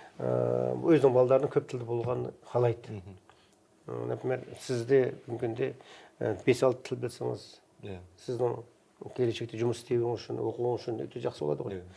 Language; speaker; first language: Kazakh; non-native, local second language; Uyghur